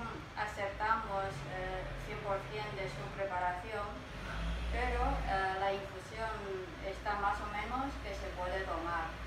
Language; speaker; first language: Spanish; non-native, fluent; Chinese